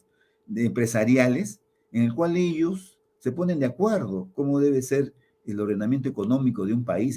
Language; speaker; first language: Spanish; native; Spanish